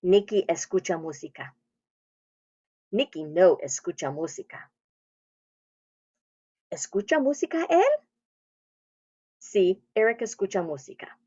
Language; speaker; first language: Spanish; non-native, fluent; English